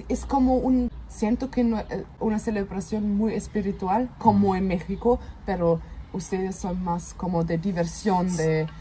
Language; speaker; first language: Spanish; non-native, fluent; German